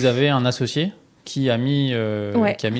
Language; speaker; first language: French; native; French